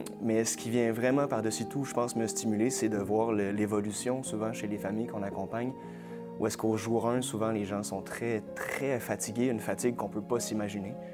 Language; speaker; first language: French; native; French